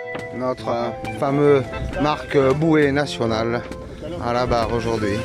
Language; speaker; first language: French; native; French